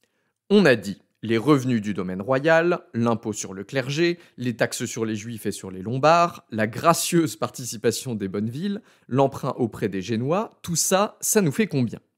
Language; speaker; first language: French; native; French